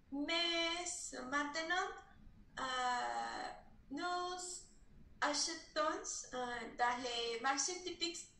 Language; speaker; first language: French; non-native, learner; Spanish